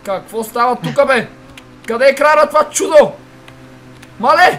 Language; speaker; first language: Bulgarian; native; Bulgarian